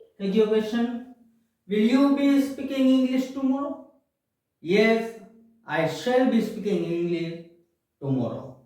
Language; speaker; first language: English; non-native, fluent; Gujarati